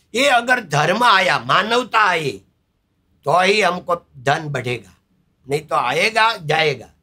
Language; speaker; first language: Hindi; non-native, local second language; Gujarati